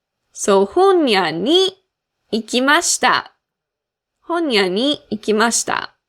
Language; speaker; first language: Japanese; non-native, fluent; English